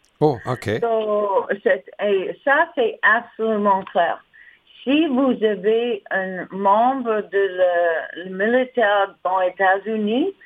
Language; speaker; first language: French; non-native, learner; English